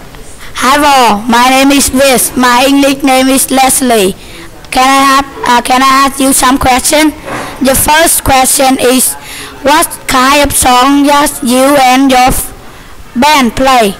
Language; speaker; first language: English; non-native, learner; Vietnamese